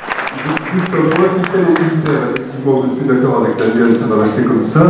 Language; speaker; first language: French; native; French